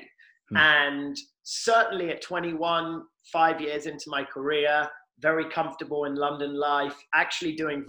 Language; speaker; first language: English; native; English